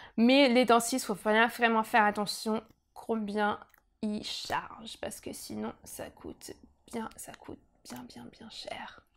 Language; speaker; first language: French; native; French